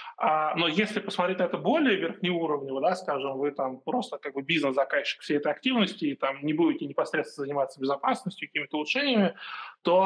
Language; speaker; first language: Russian; native; Russian